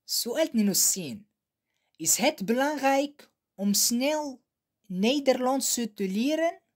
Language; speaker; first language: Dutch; non-native, learner; Arabic